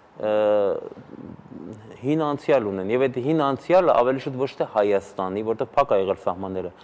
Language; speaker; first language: Armenian; early bilingual, heritage; Armenian